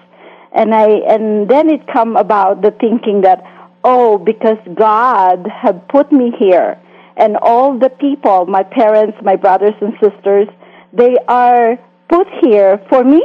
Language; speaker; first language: English; non-native, local second language; Filipino